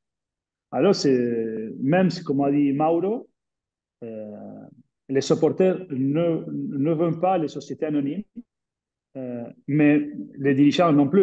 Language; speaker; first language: French; non-native, fluent; Spanish